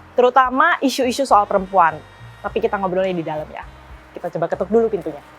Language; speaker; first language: Indonesian; native; Indonesian